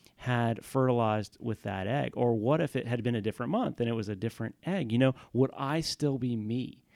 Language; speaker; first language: English; native; English